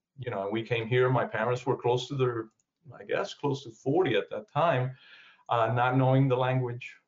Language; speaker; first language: English; early bilingual, other home language; Spanish